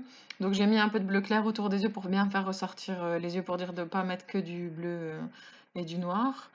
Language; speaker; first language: French; native; French